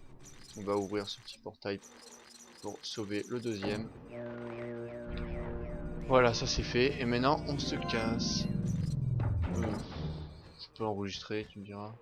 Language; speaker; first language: French; native; French